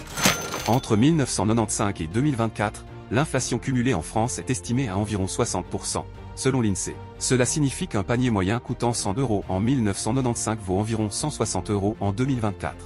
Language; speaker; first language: French; native; French